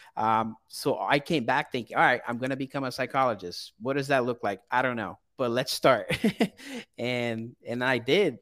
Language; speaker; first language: English; early bilingual, other home language; Portuguese